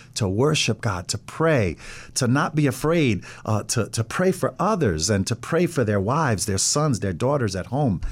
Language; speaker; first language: English; native; English